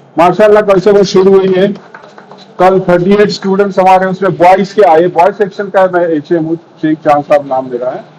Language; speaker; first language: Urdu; native; Urdu